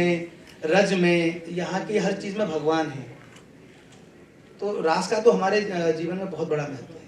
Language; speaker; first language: Hindi; native; Hindi